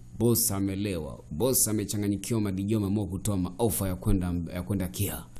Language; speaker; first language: Swahili; native; Swahili